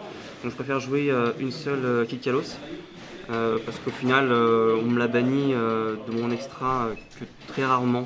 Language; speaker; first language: French; native; French